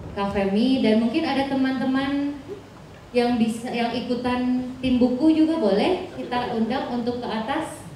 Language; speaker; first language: Indonesian; native; Indonesian